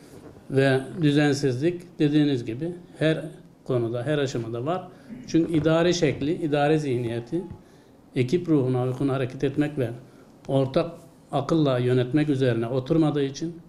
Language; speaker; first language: Turkish; native; Turkish